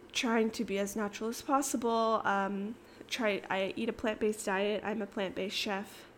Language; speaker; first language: English; native; English